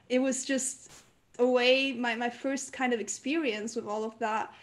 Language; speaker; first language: English; early bilingual, other home language; German